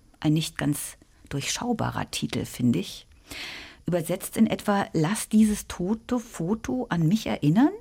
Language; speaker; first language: German; native; German